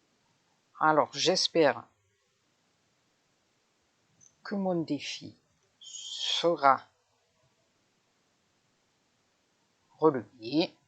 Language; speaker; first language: French; native; French